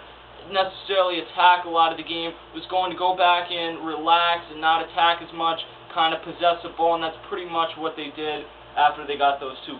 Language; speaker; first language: English; native; English